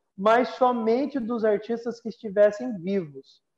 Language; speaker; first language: Portuguese; native; Portuguese